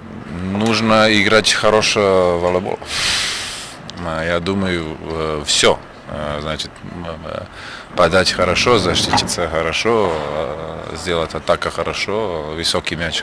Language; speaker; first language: Russian; non-native, learner; Serbian